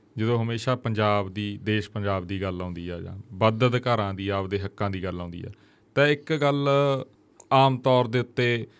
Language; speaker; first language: Punjabi; native; Punjabi